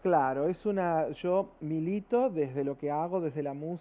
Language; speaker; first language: Spanish; early bilingual, other home language; Portuguese